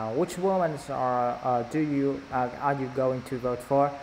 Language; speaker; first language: English; non-native, fluent; Vietnamese